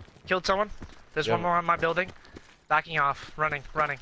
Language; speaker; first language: English; native; English